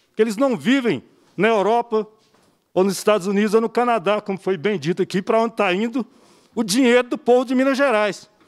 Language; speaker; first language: Portuguese; native; Portuguese